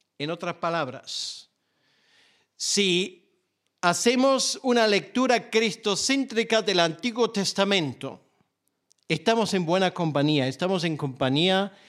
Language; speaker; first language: Spanish; non-native, fluent; German